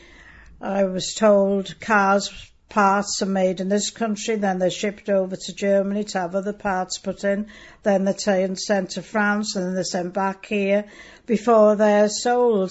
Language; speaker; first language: English; non-native, local second language; Welsh